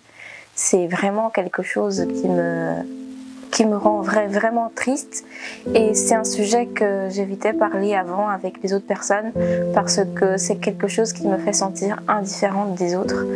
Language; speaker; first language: French; early bilingual, other home language; Portuguese